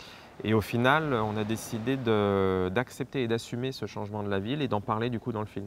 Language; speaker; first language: French; native; French